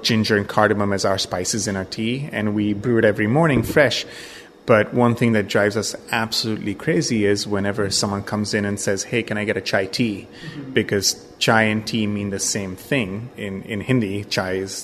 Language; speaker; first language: English; non-native, local second language; Bangla